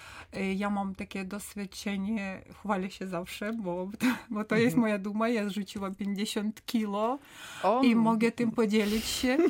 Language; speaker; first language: Polish; non-native, learner; Ukrainian